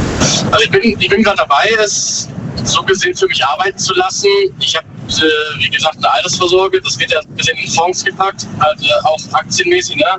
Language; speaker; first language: German; native; German